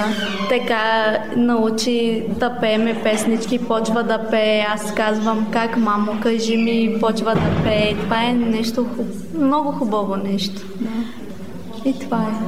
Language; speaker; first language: Bulgarian; non-native, local second language; Romany